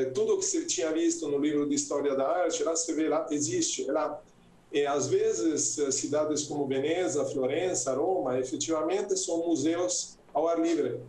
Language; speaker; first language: Portuguese; non-native, fluent; Italian